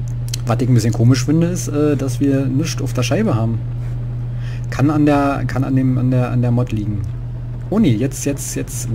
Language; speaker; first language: German; native; German